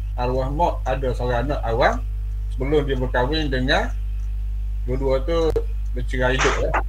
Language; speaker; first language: Malay; native; Malay